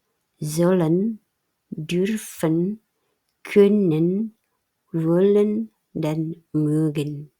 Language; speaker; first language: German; non-native, fluent; Indonesian